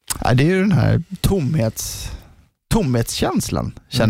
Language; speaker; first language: Swedish; native; Swedish